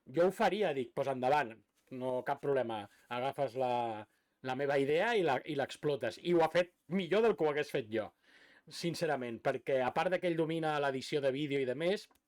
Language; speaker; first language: Catalan; native; Catalan